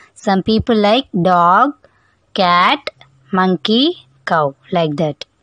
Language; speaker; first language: English; non-native, local second language; Tamil